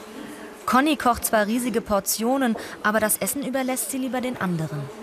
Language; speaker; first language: German; native; German